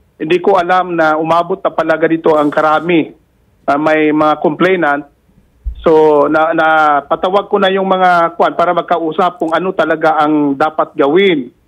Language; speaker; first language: Filipino; non-native, local second language; Cebuano